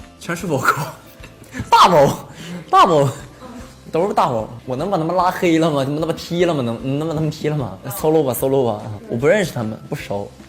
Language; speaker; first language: Chinese; native; Chinese